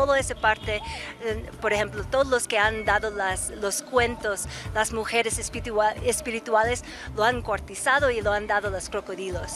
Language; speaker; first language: Spanish; native; Spanish